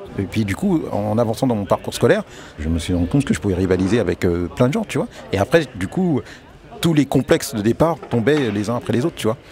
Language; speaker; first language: French; early bilingual, other home language; Wolof